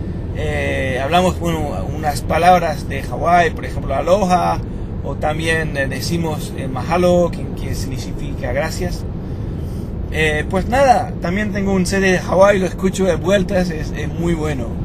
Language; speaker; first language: Spanish; non-native, fluent; French